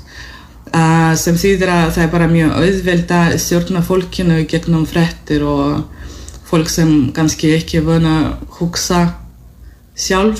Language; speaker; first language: Icelandic; non-native, fluent; Russian